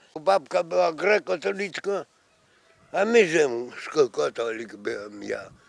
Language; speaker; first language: Polish; non-native, local second language; Ukrainian